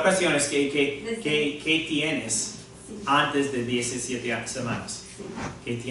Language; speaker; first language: Spanish; non-native, fluent; English